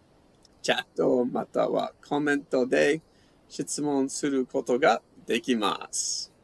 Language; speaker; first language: Japanese; non-native, learner; English